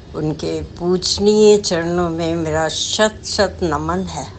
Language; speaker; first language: Hindi; non-native, local second language; Punjabi